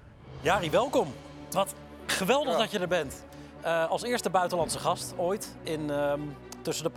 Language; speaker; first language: Dutch; native; Dutch